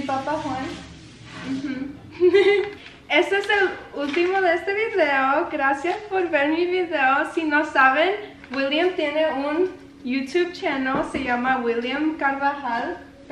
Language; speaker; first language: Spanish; early bilingual, heritage; Spanish